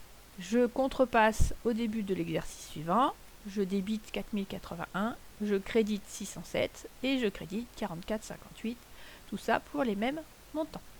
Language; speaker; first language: French; native; French